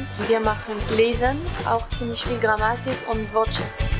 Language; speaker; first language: German; non-native, local second language; French